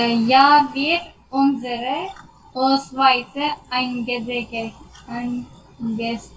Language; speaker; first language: German; non-native, learner; Turkish